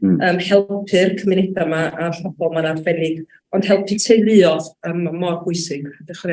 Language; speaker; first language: Welsh; native; Welsh